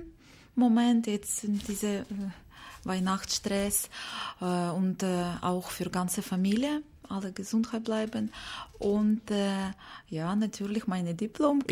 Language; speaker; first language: German; non-native, learner; Ukrainian